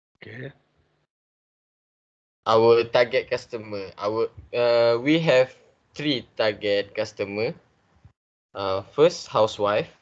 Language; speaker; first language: English; non-native, learner; Malay